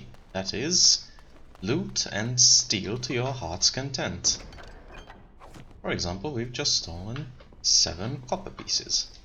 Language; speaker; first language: English; non-native, fluent; German